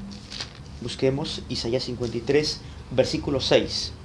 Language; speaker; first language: Spanish; native; Spanish